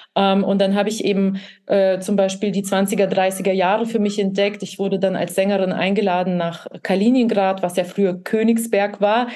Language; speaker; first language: German; early bilingual, other home language; Russian